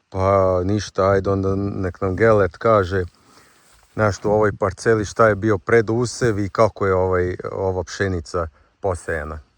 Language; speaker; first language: Croatian; native; Croatian